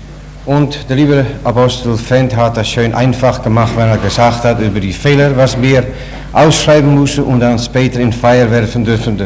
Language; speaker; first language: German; non-native, learner; Dutch